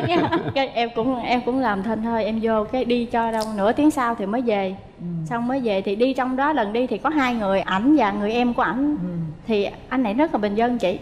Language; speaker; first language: Vietnamese; native; Vietnamese